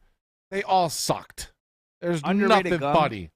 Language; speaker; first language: English; native; English